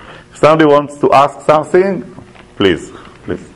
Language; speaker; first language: English; non-native, fluent; Hebrew